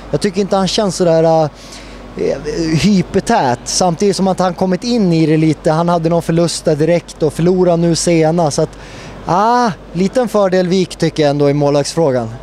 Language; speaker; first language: Swedish; native; Swedish